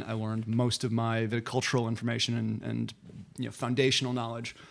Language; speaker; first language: English; native; English